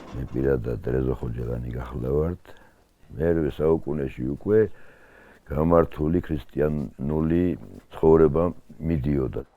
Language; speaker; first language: Georgian; non-native, local second language; Svan